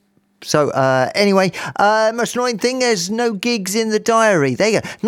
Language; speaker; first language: English; native; English